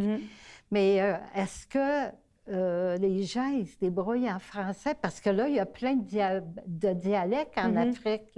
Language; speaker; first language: French; native; French